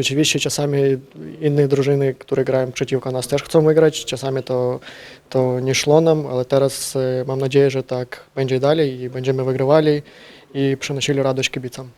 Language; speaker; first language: Polish; non-native, learner; Ukrainian